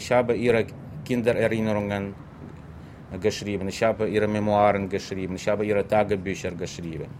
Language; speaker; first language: German; non-native, fluent; Russian